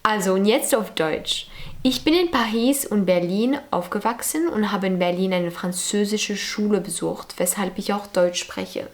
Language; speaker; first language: German; early bilingual, other home language; French